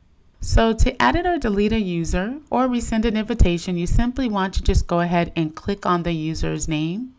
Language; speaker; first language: English; native; English